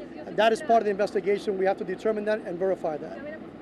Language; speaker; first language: English; early bilingual, other home language; Spanish